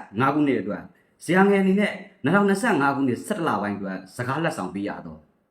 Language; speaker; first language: Burmese; native; Burmese